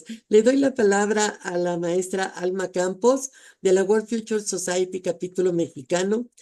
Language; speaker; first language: Spanish; native; Spanish